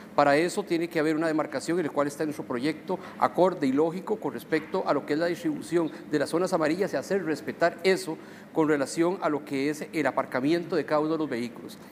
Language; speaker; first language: Spanish; native; Spanish